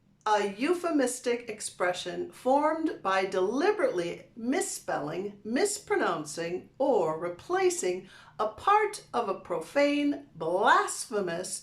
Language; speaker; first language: English; native; English